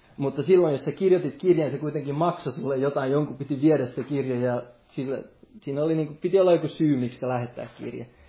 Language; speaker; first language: Finnish; non-native, local second language; Swedish